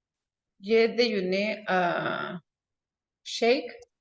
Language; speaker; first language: French; non-native, learner; Spanish